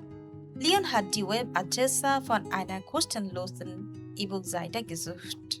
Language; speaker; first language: German; non-native, learner; Bangla